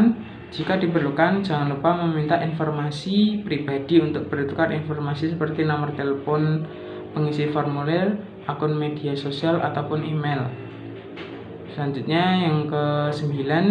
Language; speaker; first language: Indonesian; native; Indonesian